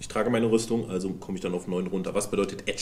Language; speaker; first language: German; native; German